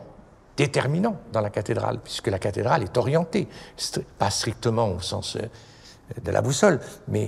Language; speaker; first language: French; native; French